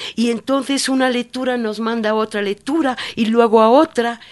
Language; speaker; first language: Spanish; non-native, fluent; Italian